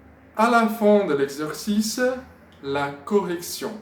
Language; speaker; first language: French; non-native, fluent; Portuguese